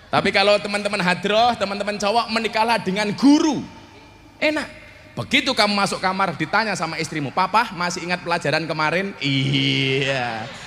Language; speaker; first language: Indonesian; non-native, local second language; Javanese